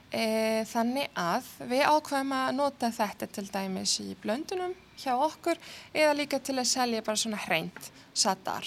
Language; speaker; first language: Icelandic; non-native, fluent; Arabic